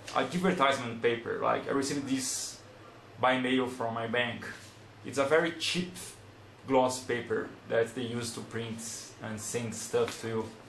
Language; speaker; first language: English; non-native, fluent; Portuguese